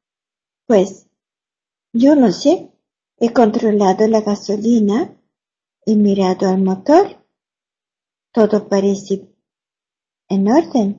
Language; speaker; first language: Spanish; non-native, learner; German